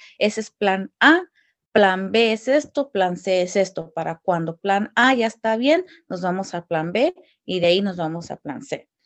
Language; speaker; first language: Spanish; early bilingual, heritage; Spanish